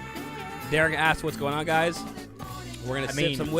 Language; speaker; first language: English; native; English